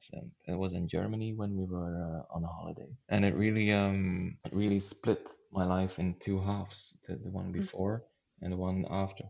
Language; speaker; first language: English; non-native, fluent; Dutch